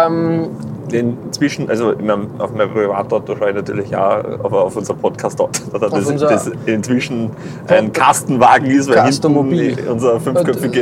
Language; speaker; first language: German; native; German